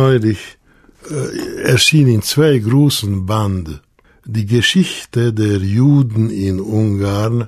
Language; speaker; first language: German; non-native, fluent; Hungarian